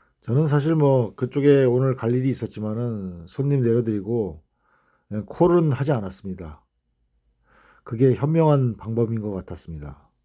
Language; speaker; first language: Korean; native; Korean